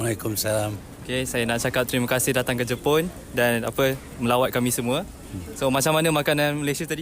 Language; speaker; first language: Malay; native; Malay